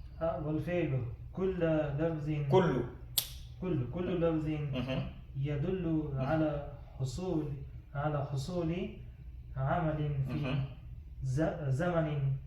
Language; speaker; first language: Arabic; non-native, learner; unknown